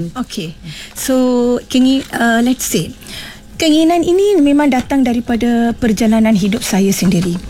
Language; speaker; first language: Malay; non-native, local second language; Tamil